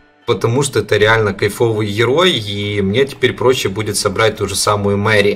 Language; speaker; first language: Russian; native; Russian